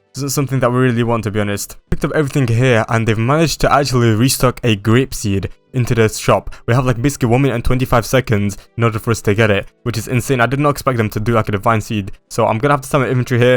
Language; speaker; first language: English; native; English